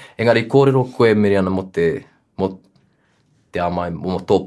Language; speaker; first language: Māori; non-native, local second language; English